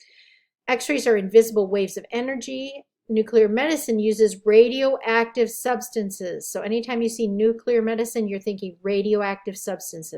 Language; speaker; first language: English; native; English